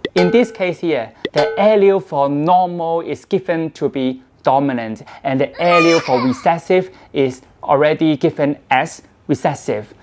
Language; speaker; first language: English; non-native, local second language; Cantonese